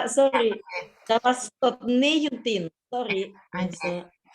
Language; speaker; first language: Dutch; non-native, fluent; Indonesian